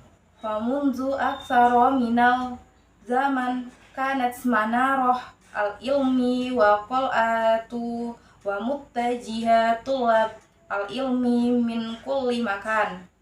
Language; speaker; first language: Arabic; non-native, learner; Indonesian